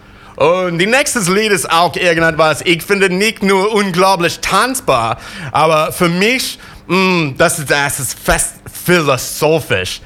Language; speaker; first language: German; non-native, learner; English